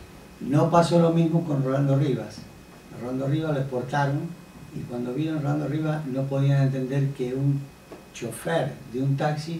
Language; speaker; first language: Spanish; native; Spanish